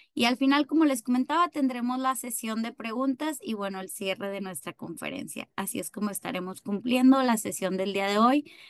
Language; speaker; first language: Spanish; native; Spanish